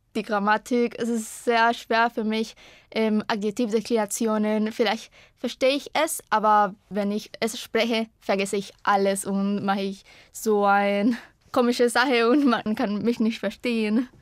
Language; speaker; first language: German; non-native, fluent; Spanish